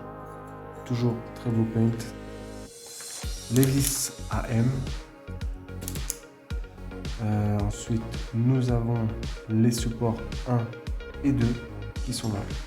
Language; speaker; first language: French; native; French